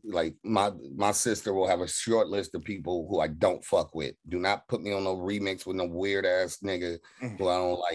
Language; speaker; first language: English; native; English